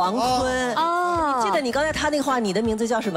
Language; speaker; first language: Chinese; native; Chinese